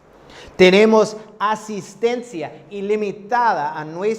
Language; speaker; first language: Spanish; non-native, fluent; English